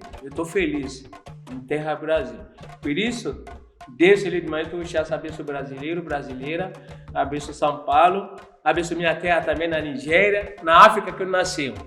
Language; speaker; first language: Portuguese; non-native, learner; Yoruba